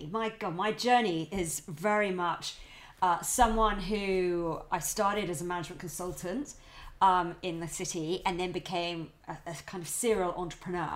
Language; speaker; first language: English; native; English